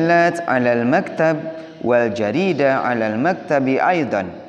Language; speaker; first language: Arabic; non-native, fluent; Indonesian